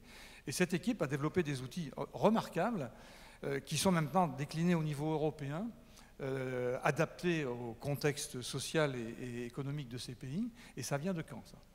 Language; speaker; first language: French; native; French